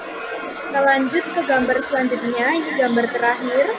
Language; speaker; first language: Indonesian; native; Indonesian